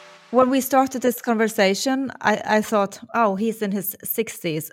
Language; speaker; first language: English; non-native, fluent; Norwegian